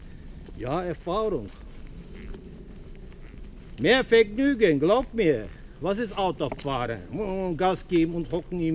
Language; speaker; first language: German; non-native, fluent; Turkish